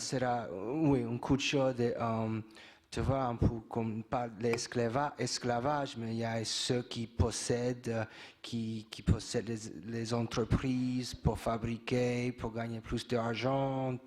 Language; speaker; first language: French; non-native, fluent; English